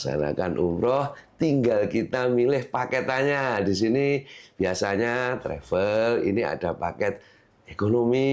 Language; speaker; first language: Indonesian; non-native, local second language; Javanese